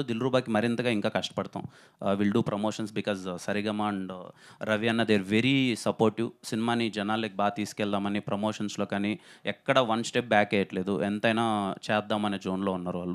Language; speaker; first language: Telugu; native; Telugu